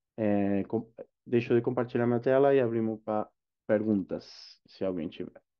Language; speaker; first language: Portuguese; non-native, fluent; Spanish